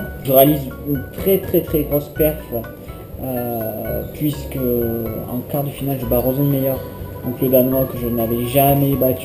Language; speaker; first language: French; native; French